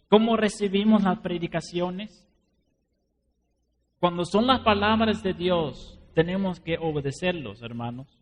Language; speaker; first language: Spanish; non-native, fluent; Dutch